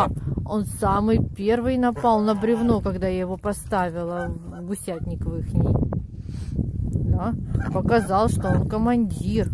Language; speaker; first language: Russian; native; Russian